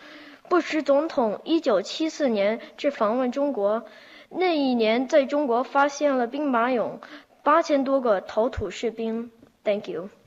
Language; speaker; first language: Chinese; early bilingual, heritage; Chinese